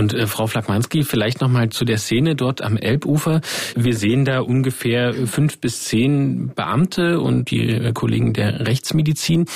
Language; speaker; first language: German; native; German